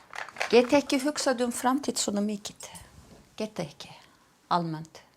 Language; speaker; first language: Icelandic; non-native, fluent; Turkish